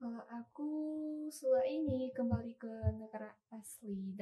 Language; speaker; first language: Indonesian; non-native, learner; Chinese